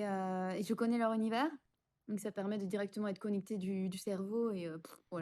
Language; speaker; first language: French; native; French